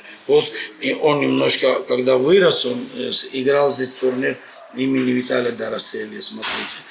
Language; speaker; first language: Russian; non-native, fluent; Georgian